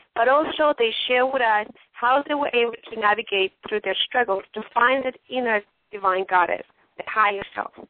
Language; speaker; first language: English; non-native, fluent; Spanish